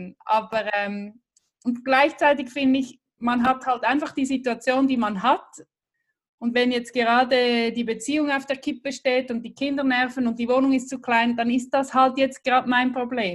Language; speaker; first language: German; native; German